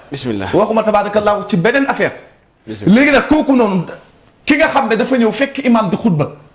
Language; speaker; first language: Wolof; native; Wolof